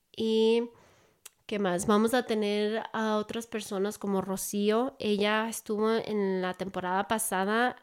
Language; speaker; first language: Spanish; native; Spanish